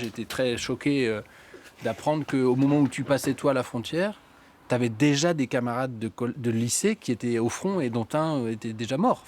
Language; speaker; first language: French; native; French